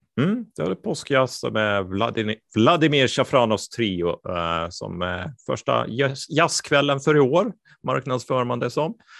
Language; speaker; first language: Swedish; native; Swedish